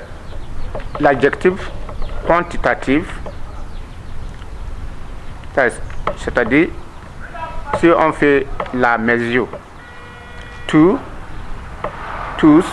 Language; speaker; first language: French; non-native, learner; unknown